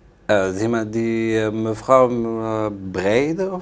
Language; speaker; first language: Dutch; non-native, learner; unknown